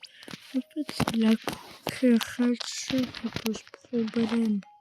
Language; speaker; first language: French; native; French